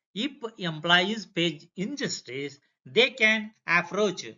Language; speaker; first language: English; non-native, local second language; Kannada